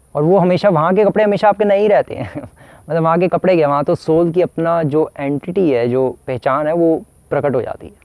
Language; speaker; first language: Hindi; native; Hindi